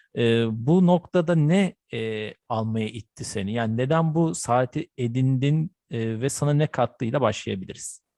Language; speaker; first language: Turkish; native; Turkish